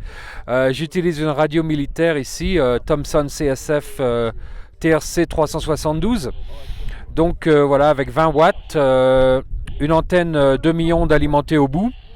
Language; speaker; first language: French; native; French